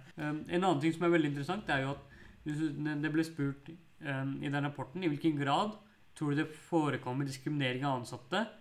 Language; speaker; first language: Norwegian; early bilingual, other home language; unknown